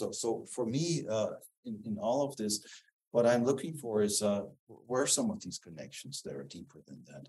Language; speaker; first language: English; non-native, fluent; German